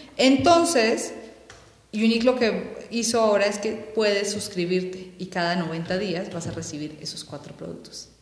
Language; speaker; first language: Spanish; native; Spanish